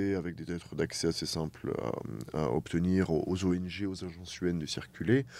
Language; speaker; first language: French; native; French